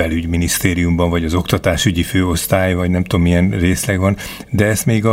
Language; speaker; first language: Hungarian; native; Hungarian